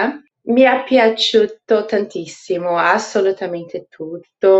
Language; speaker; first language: Italian; early bilingual, heritage; Portuguese